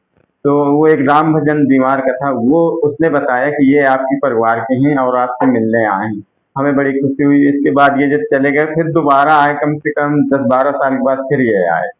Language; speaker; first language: Hindi; native; Hindi